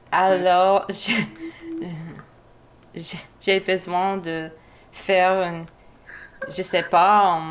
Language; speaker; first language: French; non-native, learner; English